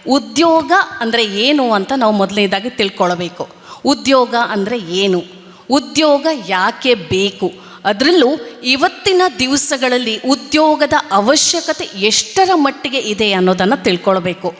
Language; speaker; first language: Kannada; non-native, local second language; Tulu